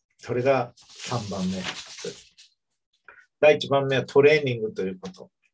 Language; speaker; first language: Japanese; native; Japanese